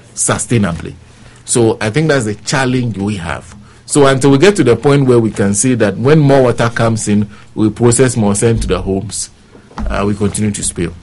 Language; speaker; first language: English; non-native, local second language; Ewe